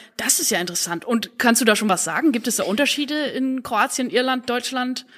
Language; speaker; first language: German; native; German